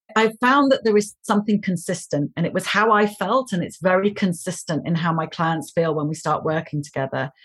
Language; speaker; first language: English; native; English